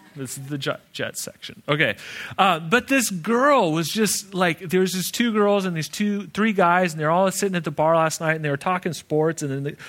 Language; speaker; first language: English; native; English